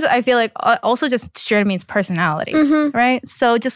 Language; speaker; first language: English; native; English